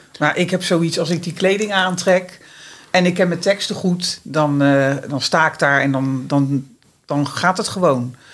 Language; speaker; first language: Dutch; native; Dutch